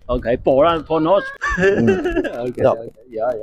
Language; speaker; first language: Norwegian; non-native, learner; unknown